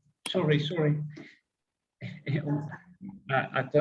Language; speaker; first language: English; non-native, learner; Spanish